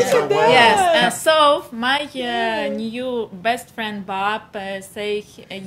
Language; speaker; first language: English; non-native, learner; Ukrainian